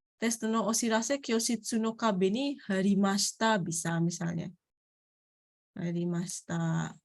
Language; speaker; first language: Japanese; non-native, fluent; Indonesian